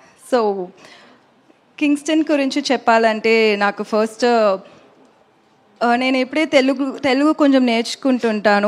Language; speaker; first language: Telugu; non-native, learner; Tamil